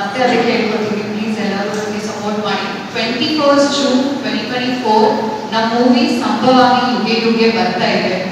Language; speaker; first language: Kannada; non-native, fluent; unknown